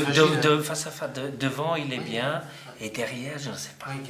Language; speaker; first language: French; non-native, fluent; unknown